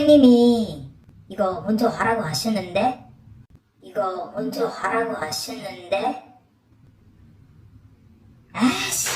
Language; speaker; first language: Korean; non-native, fluent; Filipino